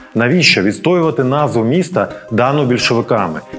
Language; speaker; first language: Ukrainian; native; Ukrainian